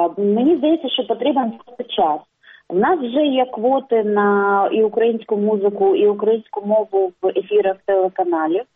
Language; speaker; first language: Ukrainian; non-native, local second language; Russian